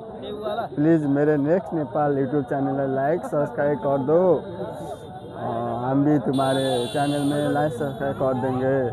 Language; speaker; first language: Hindi; non-native, learner; Nepali